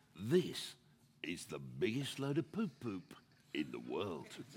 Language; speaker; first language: English; native; English